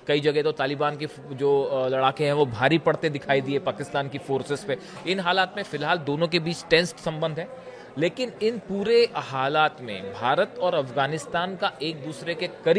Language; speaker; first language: Hindi; native; Hindi